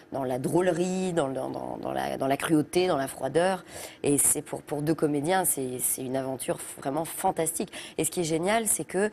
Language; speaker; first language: French; native; French